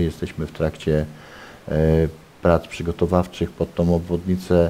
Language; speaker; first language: Polish; native; Polish